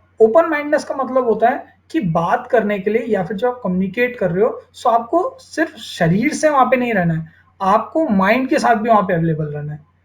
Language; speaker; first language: Hindi; native; Hindi